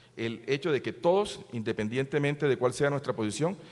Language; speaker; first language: Spanish; native; Spanish